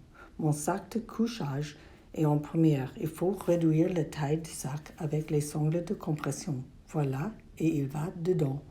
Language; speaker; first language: French; non-native, learner; English